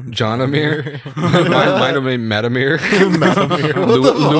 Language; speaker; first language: English; native; English